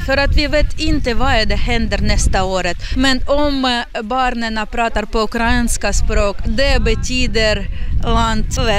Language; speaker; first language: Swedish; non-native, learner; Ukrainian